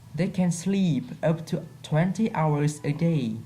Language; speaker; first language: English; non-native, fluent; Vietnamese